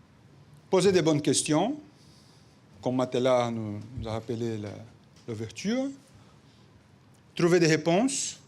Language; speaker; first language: French; non-native, fluent; Portuguese